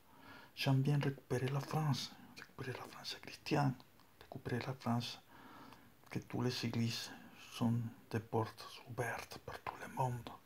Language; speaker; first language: French; non-native, learner; Spanish